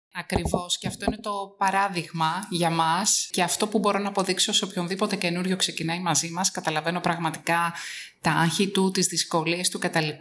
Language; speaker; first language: Greek; native; Greek